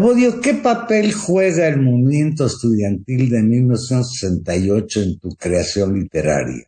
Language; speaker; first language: Spanish; native; Spanish